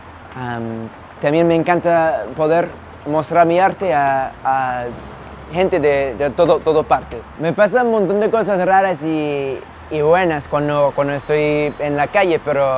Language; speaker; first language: Spanish; non-native, fluent; English